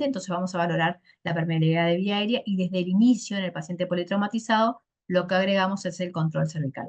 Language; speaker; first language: Spanish; native; Spanish